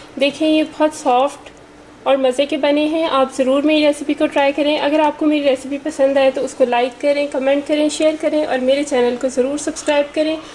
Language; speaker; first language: Urdu; native; Urdu